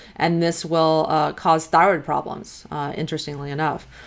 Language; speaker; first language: English; native; English